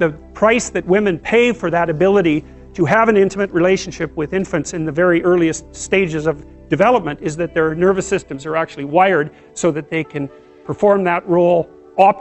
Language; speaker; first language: English; native; English